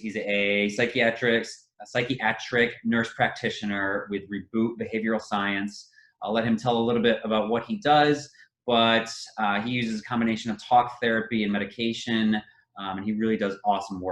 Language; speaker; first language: English; native; English